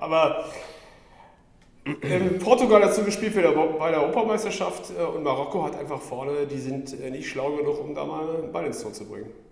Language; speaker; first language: German; native; German